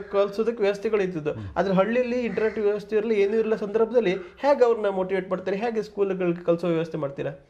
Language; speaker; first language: Kannada; native; Kannada